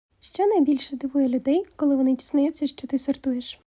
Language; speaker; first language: Ukrainian; native; Ukrainian